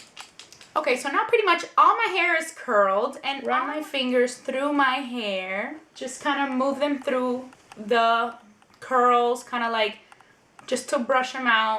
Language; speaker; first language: English; native; English